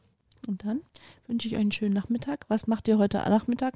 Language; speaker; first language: German; native; German